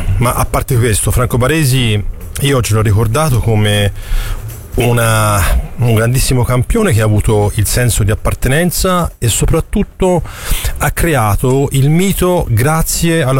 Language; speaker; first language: Italian; native; Italian